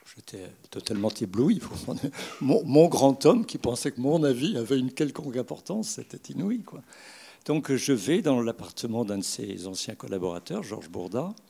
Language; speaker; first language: French; native; French